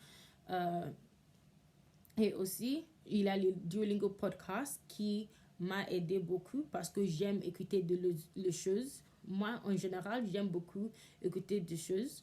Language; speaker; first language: French; non-native, learner; English